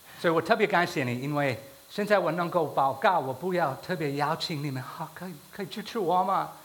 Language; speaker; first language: Chinese; non-native, fluent; English